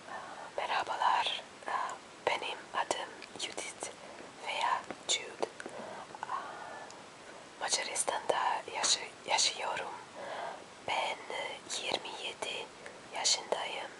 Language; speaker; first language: Turkish; non-native, learner; Hungarian